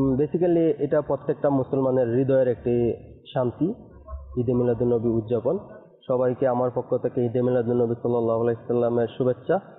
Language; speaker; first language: Bangla; native; Bangla